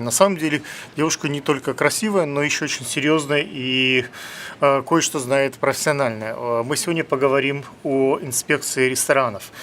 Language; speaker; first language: Russian; native; Russian